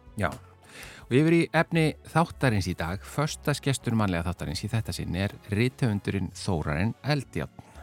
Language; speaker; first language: Icelandic; native; Icelandic